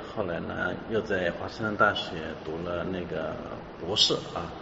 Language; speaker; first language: Chinese; native; Chinese